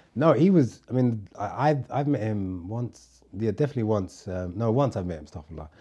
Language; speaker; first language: English; native; English